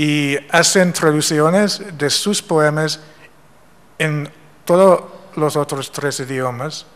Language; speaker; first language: Spanish; non-native, fluent; English